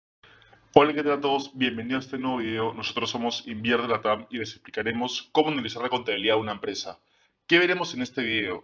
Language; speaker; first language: Spanish; native; Spanish